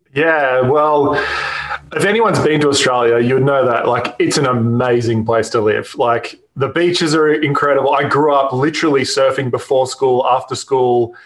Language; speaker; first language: English; native; English